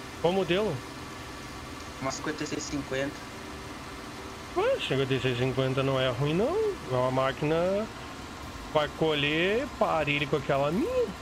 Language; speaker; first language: Portuguese; native; Portuguese